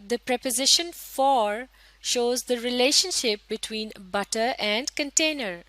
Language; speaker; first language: English; non-native, local second language; Urdu